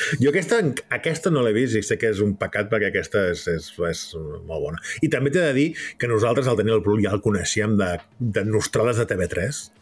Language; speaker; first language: Catalan; native; Catalan